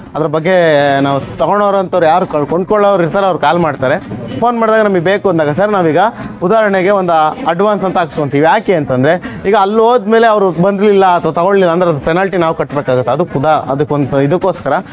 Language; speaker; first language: Kannada; native; Kannada